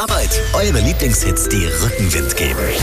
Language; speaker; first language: German; native; German